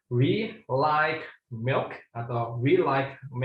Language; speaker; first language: English; non-native, fluent; Indonesian